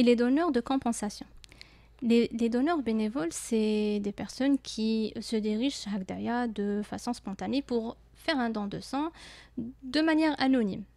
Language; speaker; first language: French; non-native, local second language; Arabic